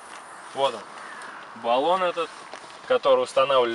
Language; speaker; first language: Russian; native; Russian